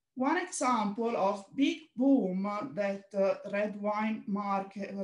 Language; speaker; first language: English; non-native, fluent; Italian